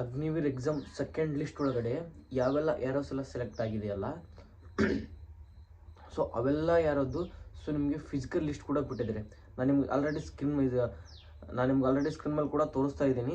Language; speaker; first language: Kannada; native; Kannada